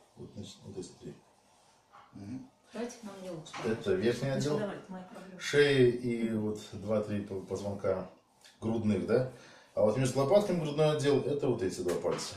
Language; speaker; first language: Russian; native; Russian